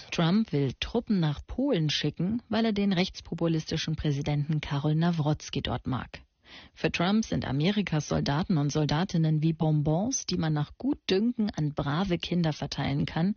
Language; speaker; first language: German; native; German